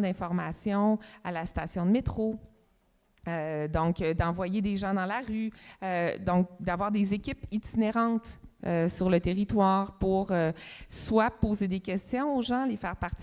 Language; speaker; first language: French; native; French